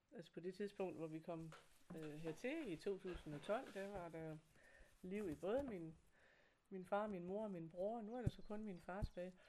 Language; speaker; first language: Danish; native; Danish